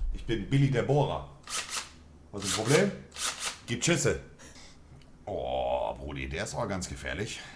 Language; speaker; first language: German; native; German